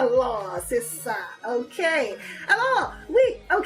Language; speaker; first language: French; non-native, fluent; English